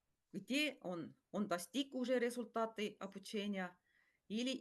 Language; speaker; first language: Russian; non-native, fluent; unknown